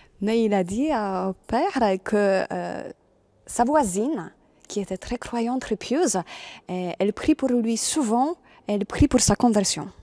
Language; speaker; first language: French; non-native, fluent; Polish